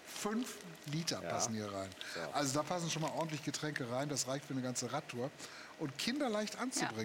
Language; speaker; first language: German; native; German